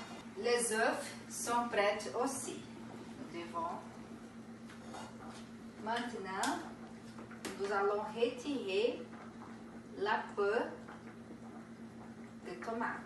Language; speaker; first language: French; non-native, learner; Portuguese